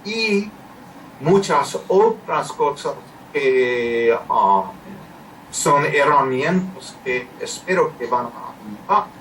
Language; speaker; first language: Spanish; non-native, learner; English